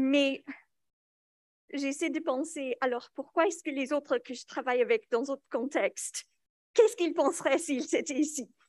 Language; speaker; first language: French; non-native, local second language; English